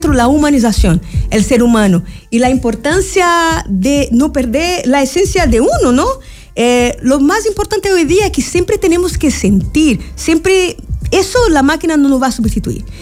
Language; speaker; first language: Spanish; non-native, fluent; Portuguese